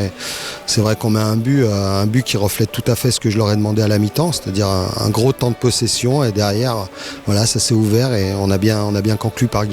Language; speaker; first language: French; native; French